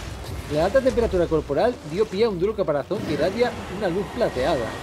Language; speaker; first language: Spanish; native; Spanish